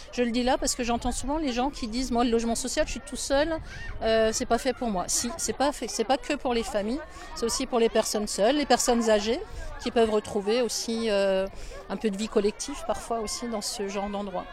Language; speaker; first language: French; native; French